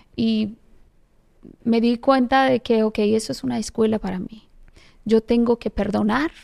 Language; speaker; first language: Spanish; non-native, fluent; Persian